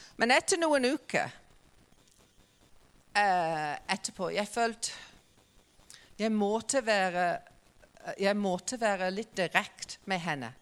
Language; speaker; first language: Norwegian; non-native, fluent; English